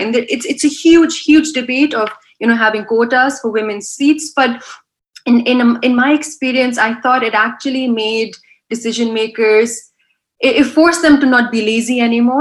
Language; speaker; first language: English; non-native, local second language; Urdu